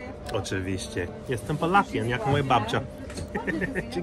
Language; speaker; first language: Polish; non-native, learner; English